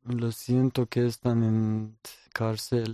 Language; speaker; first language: Spanish; non-native, learner; Persian